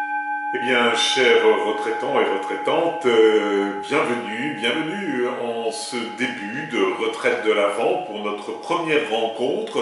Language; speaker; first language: French; native; French